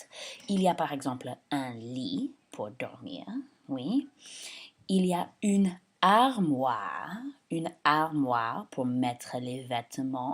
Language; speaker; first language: French; non-native, fluent; English